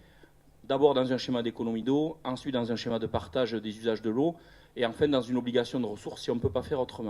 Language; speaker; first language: French; native; French